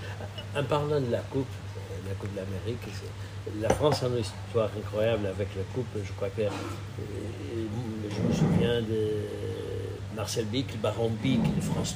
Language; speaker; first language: French; non-native, fluent; Portuguese